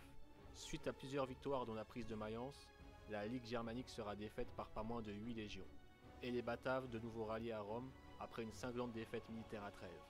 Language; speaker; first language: French; native; French